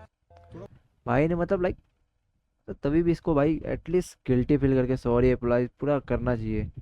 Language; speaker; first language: Hindi; native; Hindi